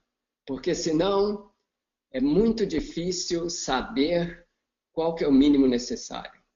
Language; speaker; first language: Portuguese; non-native, fluent; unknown